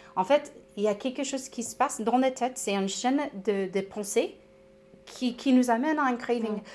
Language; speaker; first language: French; non-native, fluent; English